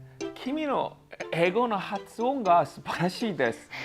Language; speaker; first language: Japanese; non-native, learner; Korean